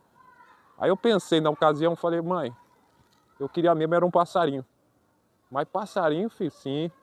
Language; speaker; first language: Portuguese; native; Portuguese